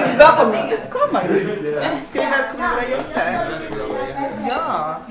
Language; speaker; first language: Swedish; early bilingual, other home language; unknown